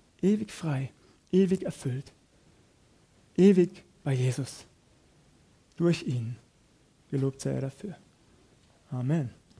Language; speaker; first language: German; native; German